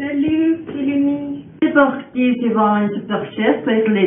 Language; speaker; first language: French; non-native, learner; Spanish